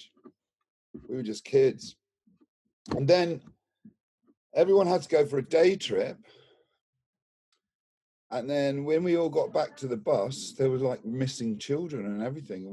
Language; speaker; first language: English; native; English